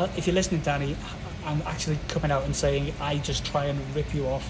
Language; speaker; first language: English; native; English